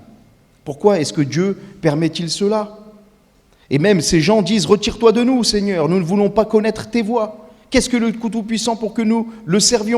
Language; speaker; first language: French; native; French